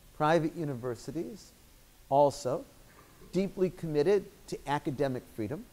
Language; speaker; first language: English; native; English